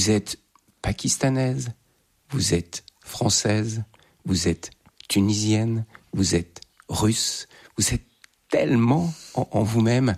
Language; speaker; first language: French; native; French